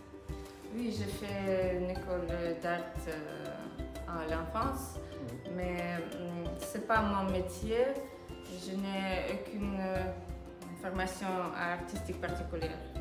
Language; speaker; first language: French; non-native, learner; Ukrainian